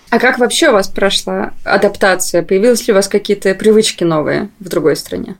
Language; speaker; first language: Russian; native; Russian